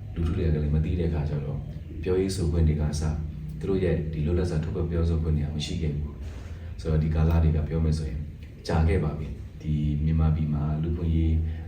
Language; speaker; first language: Burmese; non-native, local second language; Pa'o Karen